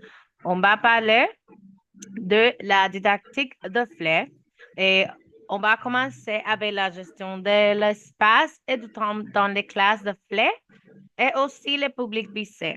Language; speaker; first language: French; non-native, learner; Spanish